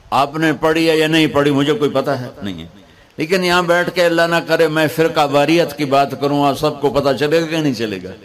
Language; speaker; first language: Urdu; non-native, local second language; Punjabi